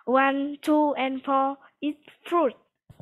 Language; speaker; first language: English; non-native, learner; Vietnamese